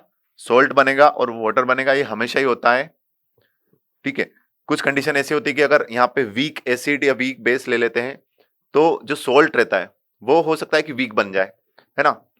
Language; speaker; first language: Hindi; native; Hindi